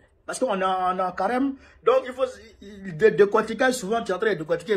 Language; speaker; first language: French; non-native, local second language; Bambara